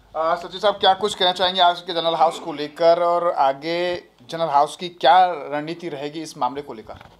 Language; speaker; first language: Hindi; native; Hindi